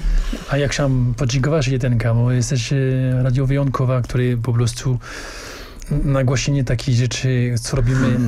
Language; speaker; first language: Polish; non-native, learner; French